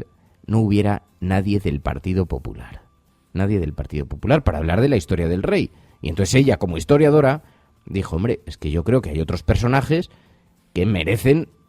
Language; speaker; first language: Spanish; native; Spanish